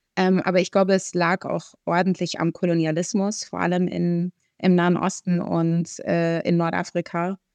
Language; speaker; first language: German; early bilingual, other home language; Arabic